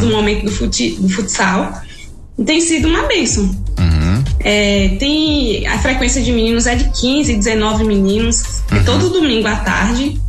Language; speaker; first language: Portuguese; native; Portuguese